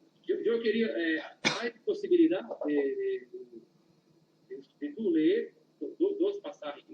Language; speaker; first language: Spanish; non-native, learner; Portuguese